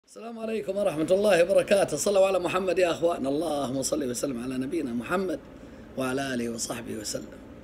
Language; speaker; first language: Arabic; native; Arabic